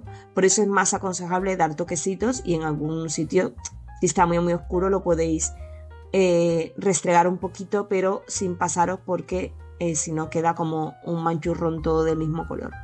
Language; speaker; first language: Spanish; native; Spanish